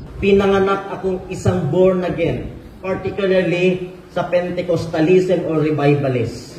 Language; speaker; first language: Filipino; non-native, local second language; Cebuano